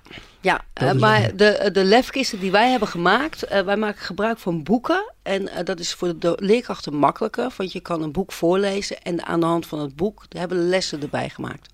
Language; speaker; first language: Dutch; native; Dutch